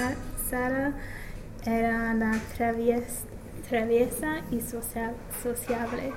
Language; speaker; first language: Spanish; non-native, learner; English